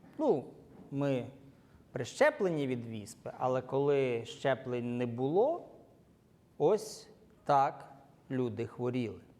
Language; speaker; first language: Ukrainian; non-native, local second language; Russian